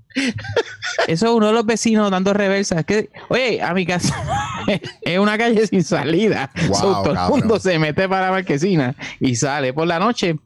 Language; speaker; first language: Spanish; native; Spanish